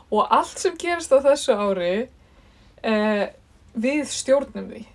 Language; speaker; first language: Icelandic; native; Icelandic